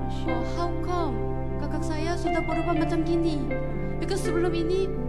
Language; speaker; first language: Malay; non-native, fluent; Korean